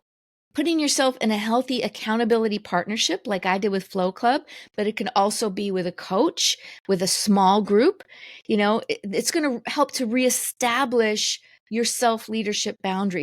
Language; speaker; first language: English; native; English